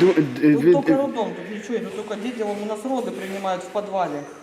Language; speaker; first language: Russian; native; Russian